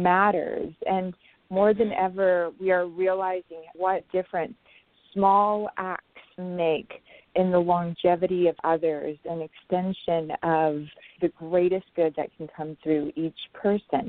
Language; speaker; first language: English; non-native, local second language; Urdu